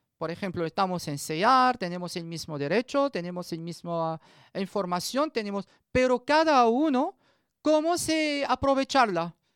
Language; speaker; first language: Spanish; non-native, learner; Arabic